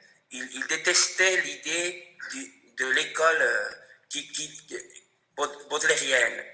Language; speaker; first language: French; non-native, fluent; Spanish